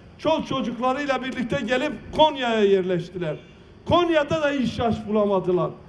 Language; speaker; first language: Turkish; non-native, local second language; Kurdish